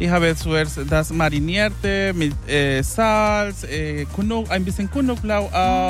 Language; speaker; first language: German; non-native, fluent; Spanish